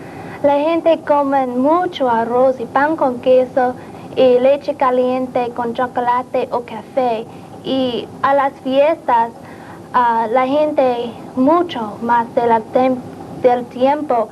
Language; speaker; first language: Spanish; non-native, learner; English